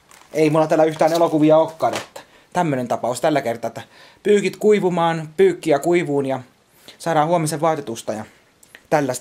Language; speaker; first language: Finnish; native; Finnish